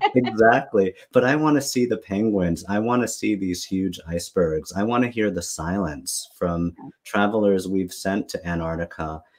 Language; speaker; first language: English; native; English